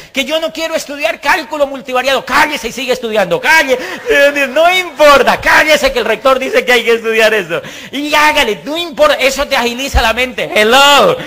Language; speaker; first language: Spanish; native; Spanish